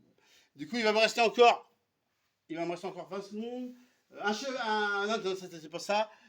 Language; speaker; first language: French; native; French